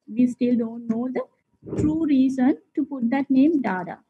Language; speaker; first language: English; non-native, local second language; Sinhala